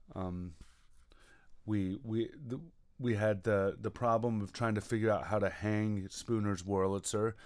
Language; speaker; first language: English; native; English